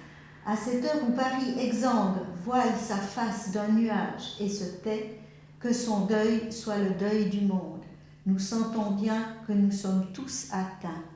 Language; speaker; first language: French; native; French